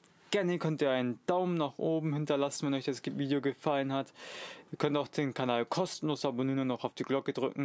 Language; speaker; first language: German; native; German